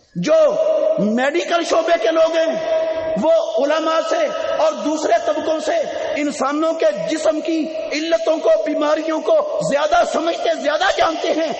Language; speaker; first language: Urdu; non-native, local second language; Punjabi